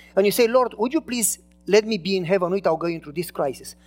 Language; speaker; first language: English; non-native, fluent; Romanian